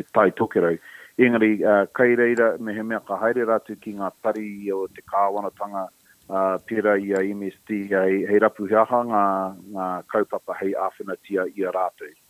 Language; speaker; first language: Māori; non-native, local second language; English